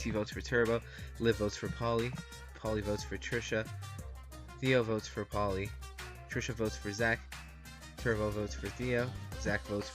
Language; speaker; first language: English; native; English